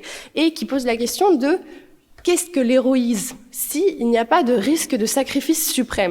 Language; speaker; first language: French; native; French